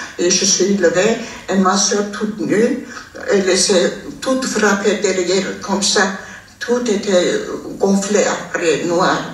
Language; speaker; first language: French; non-native, fluent; Armenian